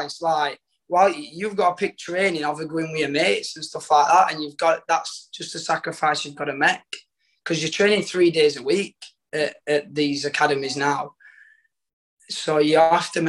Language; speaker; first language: English; native; English